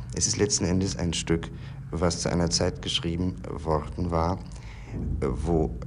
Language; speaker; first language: German; non-native, fluent; Polish